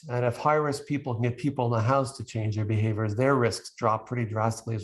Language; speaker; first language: English; native; English